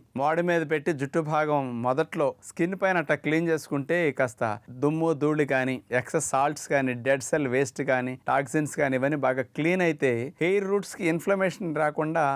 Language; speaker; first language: Telugu; native; Telugu